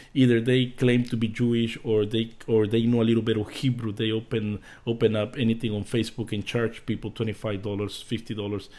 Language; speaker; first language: English; early bilingual, other home language; Spanish